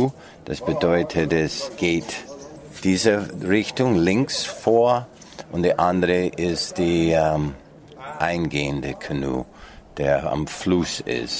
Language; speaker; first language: German; non-native, fluent; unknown